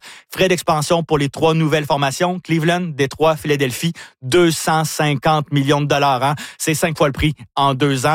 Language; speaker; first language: French; native; French